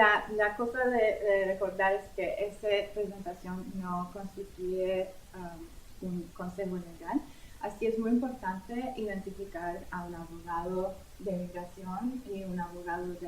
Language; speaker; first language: Spanish; non-native, fluent; English